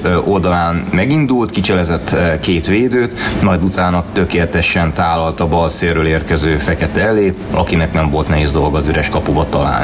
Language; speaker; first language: Hungarian; native; Hungarian